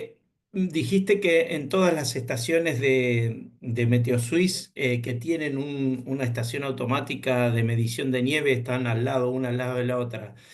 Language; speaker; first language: Spanish; native; Spanish